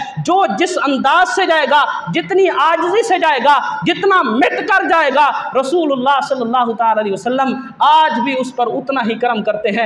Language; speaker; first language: Urdu; native; Urdu